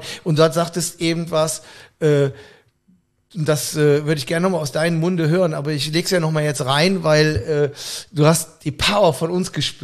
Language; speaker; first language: German; native; German